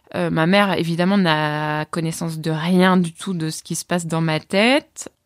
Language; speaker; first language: French; native; French